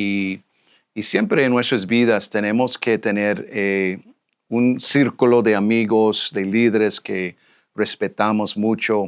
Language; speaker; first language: Spanish; non-native, fluent; English